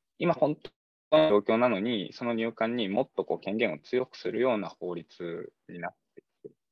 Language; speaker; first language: Japanese; native; Japanese